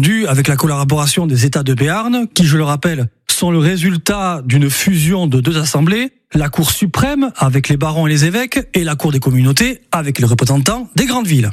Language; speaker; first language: French; native; French